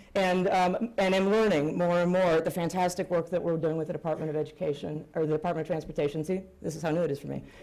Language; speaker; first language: English; native; English